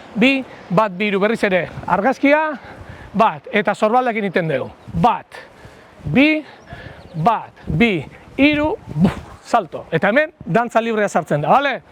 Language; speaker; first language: Basque; native; Basque